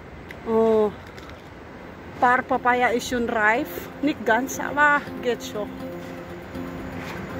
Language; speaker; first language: German; non-native, learner; Filipino